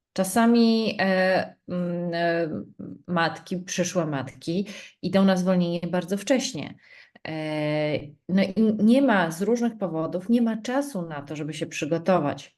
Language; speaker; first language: Polish; native; Polish